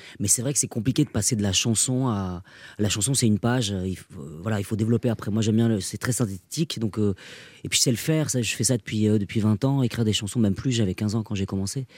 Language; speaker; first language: French; non-native, local second language; Basque